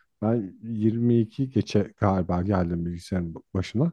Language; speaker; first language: Turkish; native; Turkish